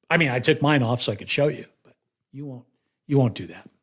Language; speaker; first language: English; native; English